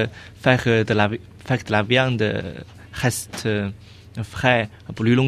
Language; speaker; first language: French; non-native, learner; Chinese